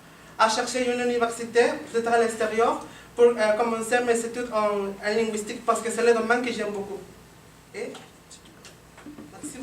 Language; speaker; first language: French; non-native, learner; Spanish